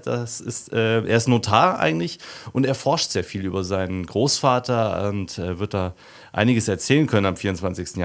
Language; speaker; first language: German; native; German